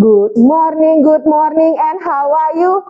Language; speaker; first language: English; non-native, fluent; Indonesian